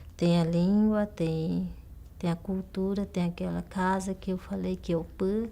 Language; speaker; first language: Portuguese; non-native, local second language; Guarani